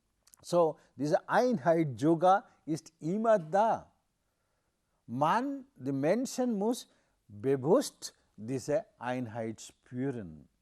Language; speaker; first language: German; non-native, learner; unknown